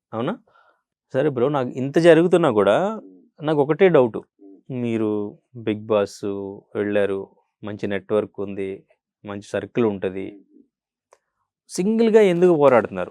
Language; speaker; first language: Telugu; native; Telugu